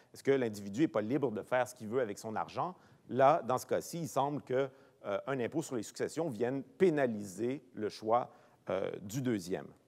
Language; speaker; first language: French; native; French